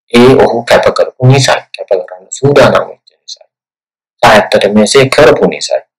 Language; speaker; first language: Sinhala; native; Sinhala